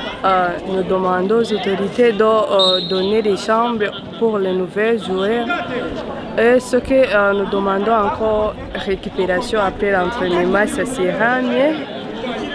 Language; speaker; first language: French; non-native, local second language; Rundi